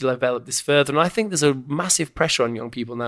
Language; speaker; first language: English; native; English